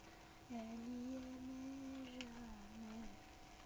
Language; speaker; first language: French; native; French